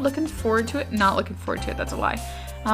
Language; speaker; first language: English; native; English